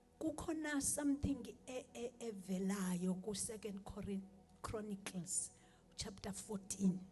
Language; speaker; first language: Zulu; non-native, local second language; Xhosa